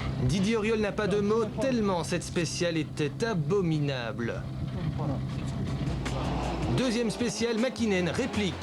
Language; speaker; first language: French; native; French